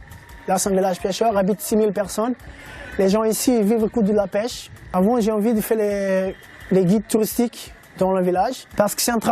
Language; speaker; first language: French; non-native, learner; Kabuverdianu